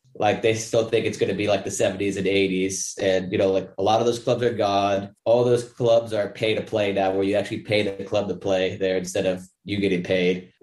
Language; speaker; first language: English; native; English